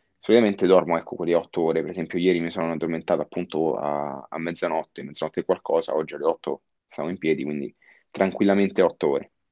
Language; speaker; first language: Italian; native; Italian